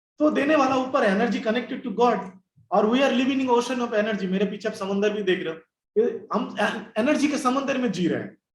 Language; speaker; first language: Hindi; non-native, local second language; Bangla